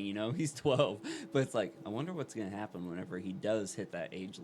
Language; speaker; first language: English; native; English